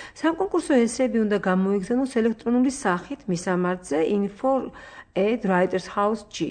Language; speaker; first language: Georgian; native; Georgian